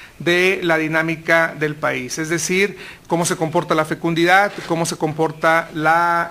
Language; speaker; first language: Spanish; native; Spanish